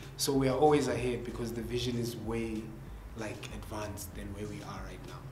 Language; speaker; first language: English; non-native, local second language; Tsonga